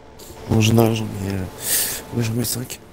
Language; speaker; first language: French; native; French